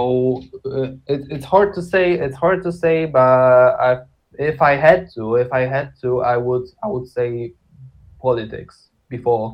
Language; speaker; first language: English; non-native, fluent; Polish